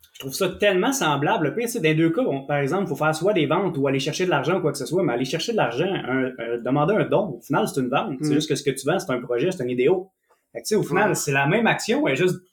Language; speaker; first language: French; native; French